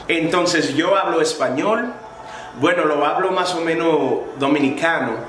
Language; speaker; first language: Spanish; early bilingual, other home language; English